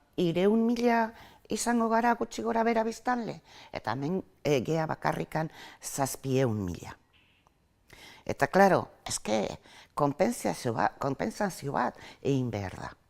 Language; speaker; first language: Basque; non-native, local second language; Spanish